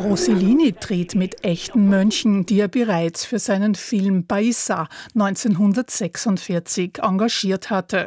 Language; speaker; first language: German; native; German